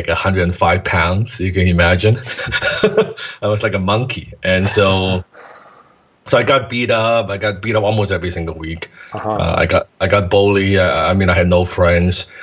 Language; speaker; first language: English; non-native, local second language; Cantonese